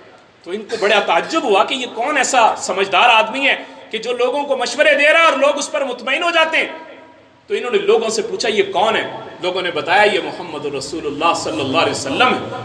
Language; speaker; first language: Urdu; non-native, local second language; Punjabi